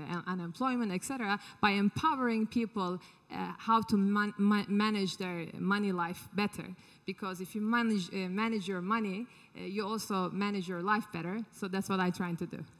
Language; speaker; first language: English; non-native, fluent; Turkish